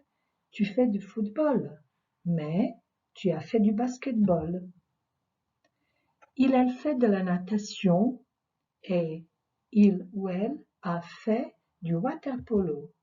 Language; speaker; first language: French; non-native, fluent; Croatian